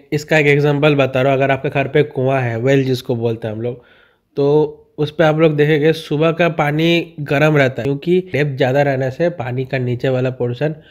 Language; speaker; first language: Hindi; non-native, local second language; Bangla